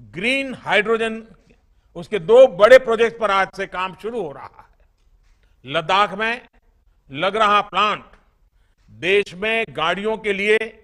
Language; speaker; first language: Hindi; non-native, local second language; Gujarati